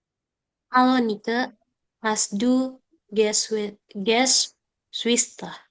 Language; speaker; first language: German; non-native, learner; Indonesian